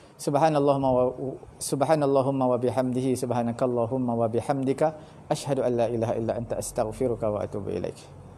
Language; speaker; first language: Malay; native; Malay